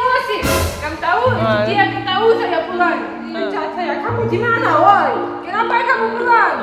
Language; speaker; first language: Indonesian; non-native, learner; Russian